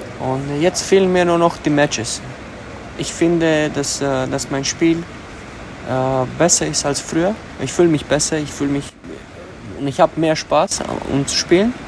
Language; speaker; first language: German; early bilingual, other home language; Romanian